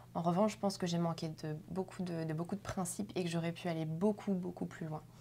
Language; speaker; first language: French; native; French